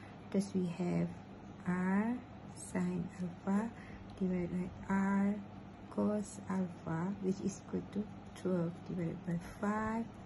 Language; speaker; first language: English; non-native, local second language; Malay